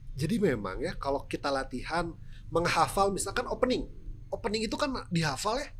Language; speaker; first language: Indonesian; non-native, local second language; Sundanese